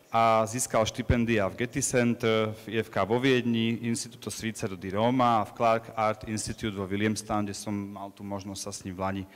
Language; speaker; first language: Slovak; native; Slovak